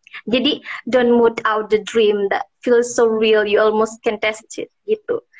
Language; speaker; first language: English; non-native, fluent; Indonesian